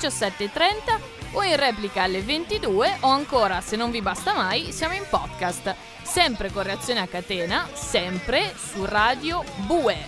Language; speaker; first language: Italian; native; Italian